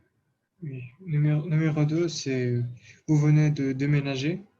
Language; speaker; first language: French; non-native, learner; Russian